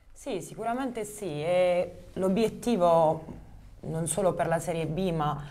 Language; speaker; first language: Italian; native; Italian